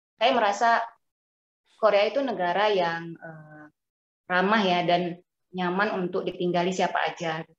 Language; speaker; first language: Indonesian; native; Indonesian